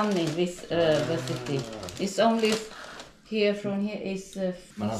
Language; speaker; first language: English; non-native, learner; Swedish